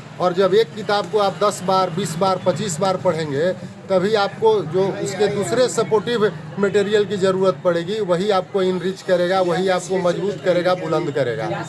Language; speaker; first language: Hindi; native; Hindi